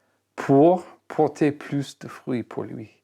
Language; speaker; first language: French; non-native, fluent; English